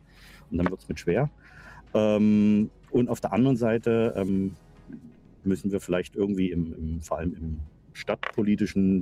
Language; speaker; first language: German; native; German